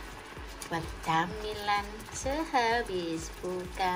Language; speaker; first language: Indonesian; non-native, local second language; Javanese